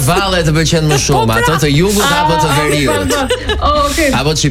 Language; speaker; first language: Albanian; native; Albanian